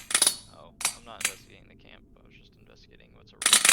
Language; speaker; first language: English; native; English